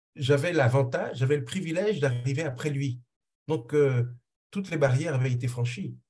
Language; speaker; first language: French; non-native, local second language; Haitian Creole